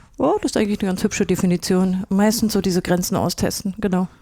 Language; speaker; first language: German; native; German